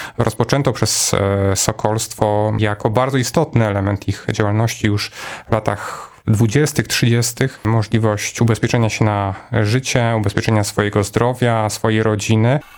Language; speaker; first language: Polish; native; Polish